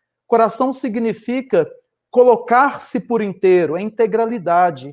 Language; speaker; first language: Portuguese; native; Portuguese